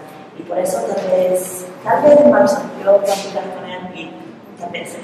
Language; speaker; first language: Spanish; non-native, learner; English